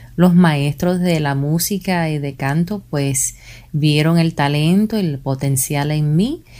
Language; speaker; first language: Spanish; early bilingual, heritage; Spanish